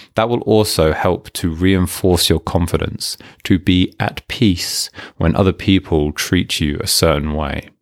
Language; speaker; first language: English; native; English